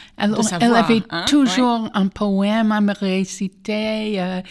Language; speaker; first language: French; non-native, fluent; English